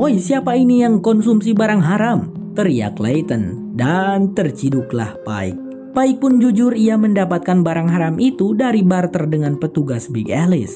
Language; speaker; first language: Indonesian; native; Indonesian